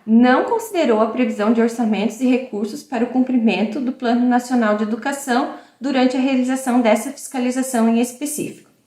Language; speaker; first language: Portuguese; native; Portuguese